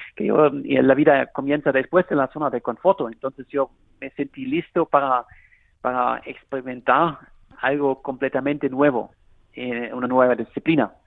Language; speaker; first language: Spanish; non-native, fluent; German